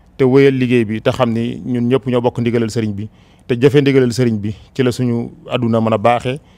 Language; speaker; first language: Wolof; native; Wolof